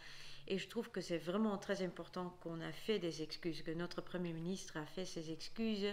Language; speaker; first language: French; non-native, fluent; Dutch